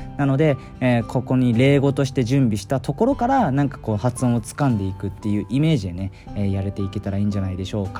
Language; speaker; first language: Japanese; native; Japanese